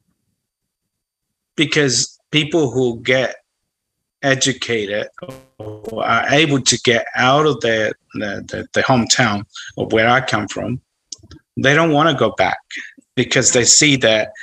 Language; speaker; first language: English; non-native, fluent; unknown